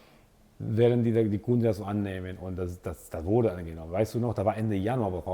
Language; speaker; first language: German; non-native, fluent; Italian